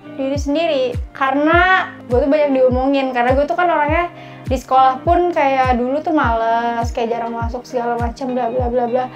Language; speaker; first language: Indonesian; native; Indonesian